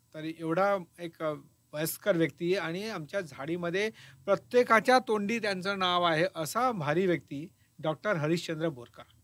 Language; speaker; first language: Marathi; native; Marathi